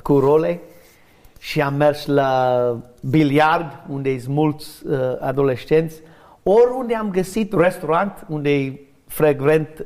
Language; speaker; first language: Romanian; non-native, fluent; English